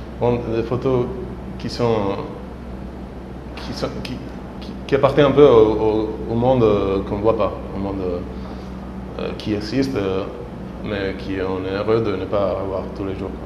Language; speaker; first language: French; non-native, fluent; Spanish